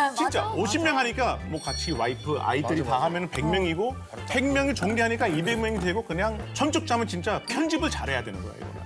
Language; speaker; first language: Korean; non-native, fluent; Hindi